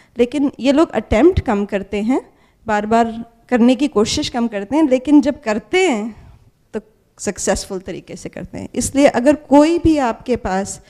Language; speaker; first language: Hindi; native; Hindi